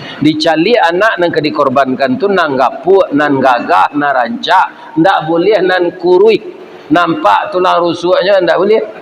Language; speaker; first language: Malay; non-native, local second language; Minangkabau